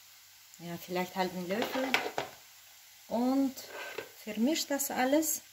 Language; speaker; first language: German; non-native, fluent; Russian